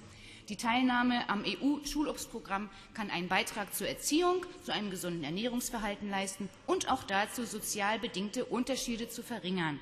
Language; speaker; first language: German; native; German